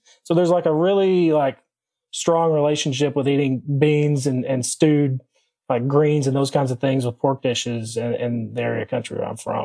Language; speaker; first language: English; native; English